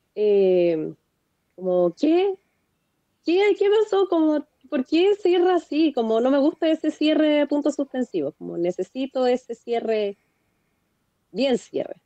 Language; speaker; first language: Spanish; native; Spanish